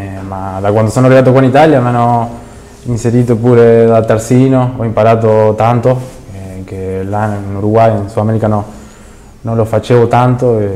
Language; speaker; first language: Italian; non-native, fluent; Spanish